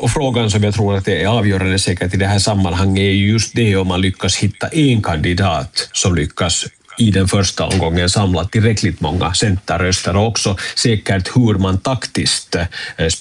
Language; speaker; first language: Swedish; native; Swedish